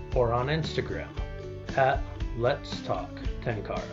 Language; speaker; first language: English; native; English